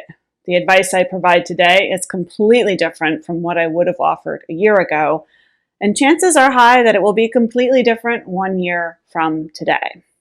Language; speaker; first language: English; native; English